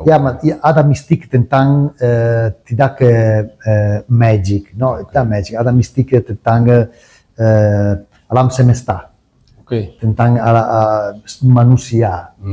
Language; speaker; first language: Indonesian; non-native, learner; Italian